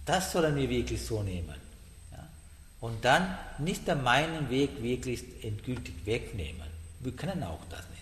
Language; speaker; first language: German; non-native, learner; Sinhala